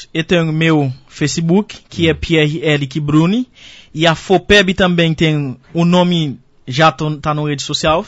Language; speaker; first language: Portuguese; non-native, fluent; Haitian Creole